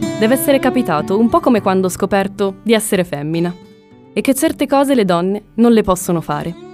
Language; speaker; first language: Italian; early bilingual, other home language; Spanish